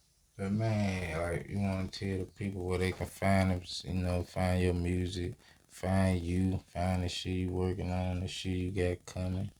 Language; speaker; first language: English; native; English